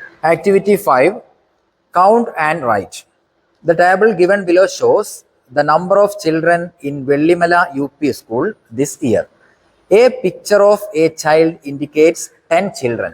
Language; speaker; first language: English; non-native, local second language; Malayalam